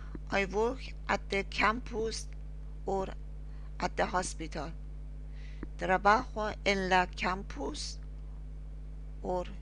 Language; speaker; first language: English; non-native, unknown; Persian